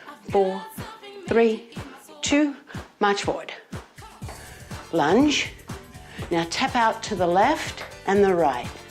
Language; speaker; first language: English; native; English